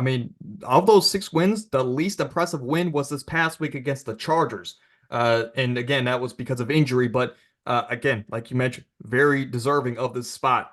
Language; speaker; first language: English; native; English